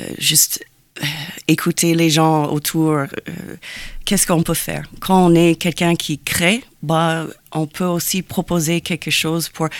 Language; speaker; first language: French; non-native, fluent; English